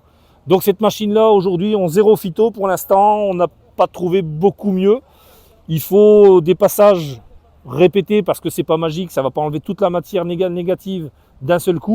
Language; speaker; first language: French; native; French